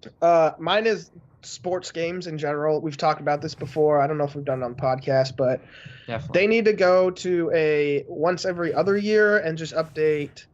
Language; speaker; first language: English; native; English